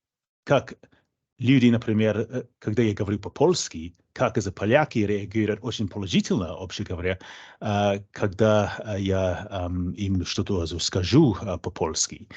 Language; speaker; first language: Russian; non-native, fluent; English